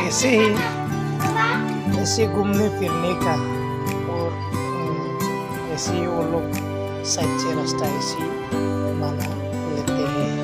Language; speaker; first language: Hindi; non-native, local second language; Bodo